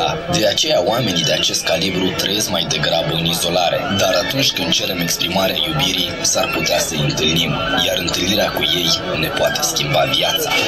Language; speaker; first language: Romanian; native; Romanian